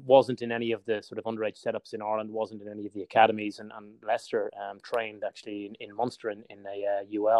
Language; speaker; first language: English; native; English